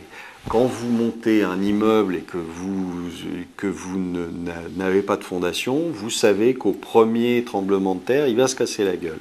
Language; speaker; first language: French; native; French